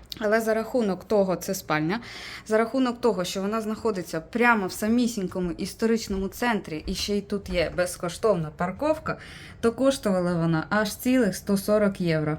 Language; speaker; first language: Ukrainian; non-native, local second language; Russian